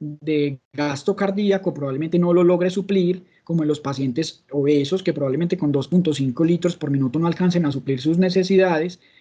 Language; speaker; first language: Spanish; native; Spanish